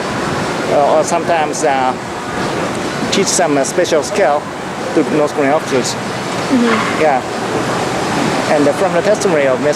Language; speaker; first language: English; non-native, fluent; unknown